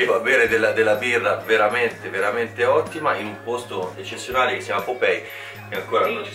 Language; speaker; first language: Italian; native; Italian